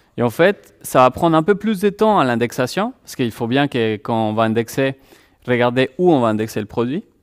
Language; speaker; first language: French; non-native, fluent; Spanish